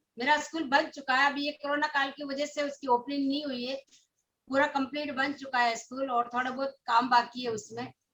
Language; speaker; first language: Hindi; non-native, local second language; Rajasthani